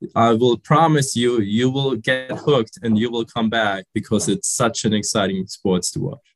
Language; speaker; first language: English; early bilingual, other home language; Sinhala